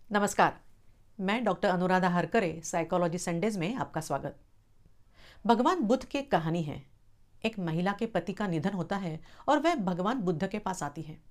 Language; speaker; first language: Hindi; non-native, local second language; Marathi